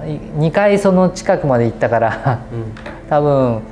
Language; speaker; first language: Japanese; native; Japanese